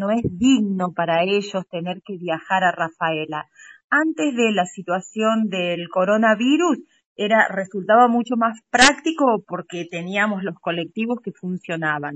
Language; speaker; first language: Spanish; native; Spanish